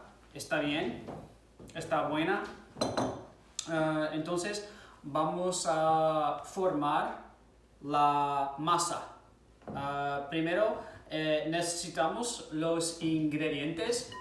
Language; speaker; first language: Spanish; non-native, fluent; English